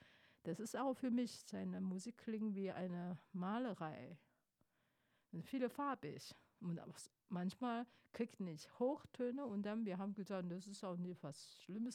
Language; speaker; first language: German; non-native, fluent; Chinese